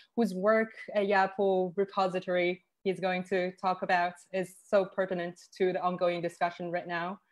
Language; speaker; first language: English; non-native, fluent; Chinese